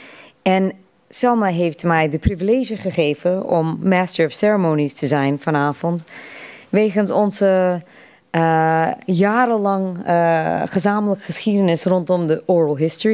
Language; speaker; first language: Dutch; non-native, fluent; English